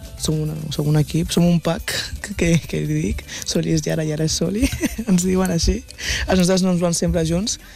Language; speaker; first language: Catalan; early bilingual, other home language; Wolof